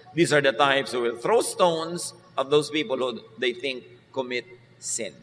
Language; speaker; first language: English; non-native, local second language; Filipino